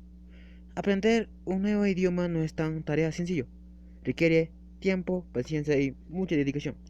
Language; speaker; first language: Spanish; non-native, local second language; Quechua